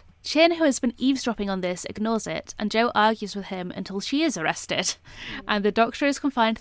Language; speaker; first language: English; native; English